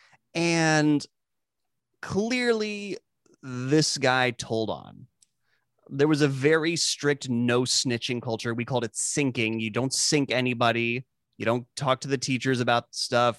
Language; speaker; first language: English; native; English